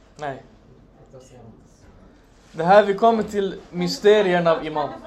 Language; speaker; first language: Swedish; non-native, fluent; Arabic